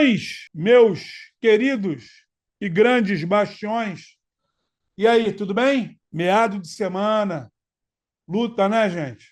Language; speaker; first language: Portuguese; native; Portuguese